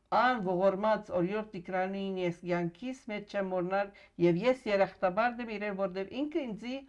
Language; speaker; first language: Armenian; non-native, local second language; Arabic